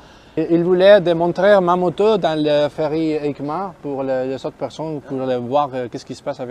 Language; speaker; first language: French; non-native, fluent; Spanish